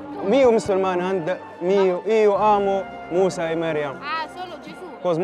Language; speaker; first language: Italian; non-native, learner; Arabic